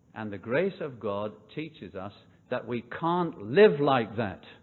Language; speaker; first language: English; native; English